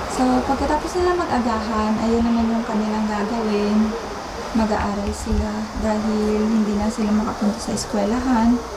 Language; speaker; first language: Filipino; native; Filipino